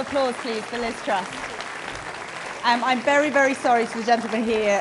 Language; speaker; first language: English; native; English